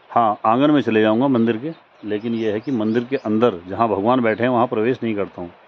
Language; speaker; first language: Hindi; native; Hindi